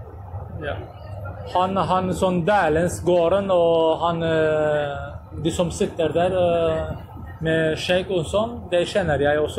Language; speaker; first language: Swedish; non-native, learner; Turkish